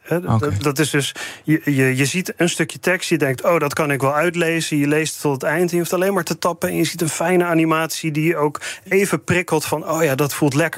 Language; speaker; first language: Dutch; native; Dutch